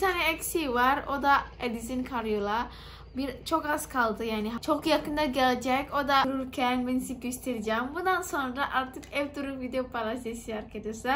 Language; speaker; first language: Turkish; non-native, learner; Indonesian